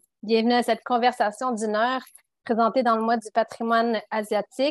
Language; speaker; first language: French; native; French